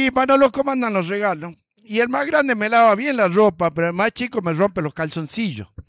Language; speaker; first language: Spanish; native; Spanish